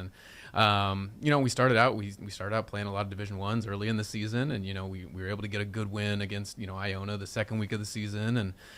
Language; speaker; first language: English; native; English